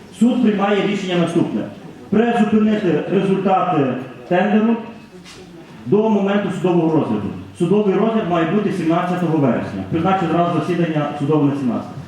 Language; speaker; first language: Ukrainian; native; Ukrainian